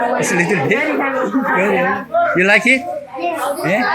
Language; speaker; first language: English; non-native, learner; Korean